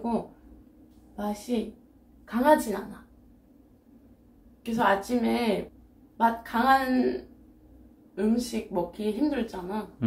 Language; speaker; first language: Korean; non-native, fluent; French